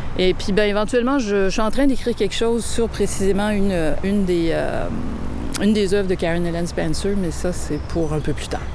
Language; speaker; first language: French; native; French